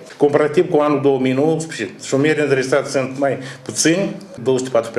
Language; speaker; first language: Romanian; native; Romanian